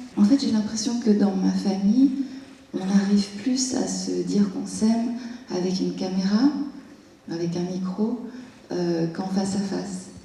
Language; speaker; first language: French; native; French